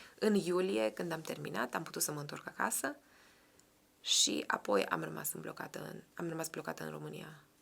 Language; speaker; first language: Romanian; native; Romanian